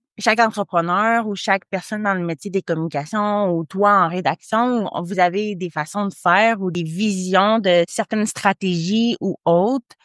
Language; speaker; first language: French; native; French